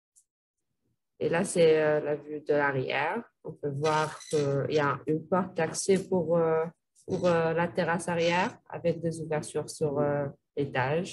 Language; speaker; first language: French; non-native, local second language; Arabic